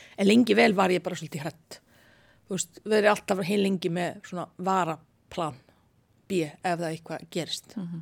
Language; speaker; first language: Icelandic; non-native, fluent; Bosnian